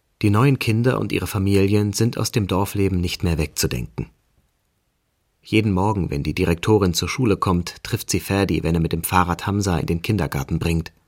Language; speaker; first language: German; native; German